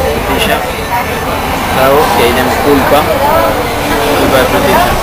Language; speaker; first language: Spanish; native; Spanish